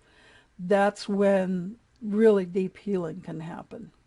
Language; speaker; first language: English; native; English